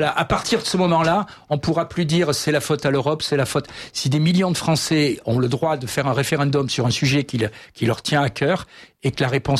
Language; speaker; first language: French; native; French